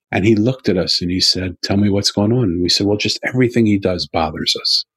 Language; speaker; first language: English; native; English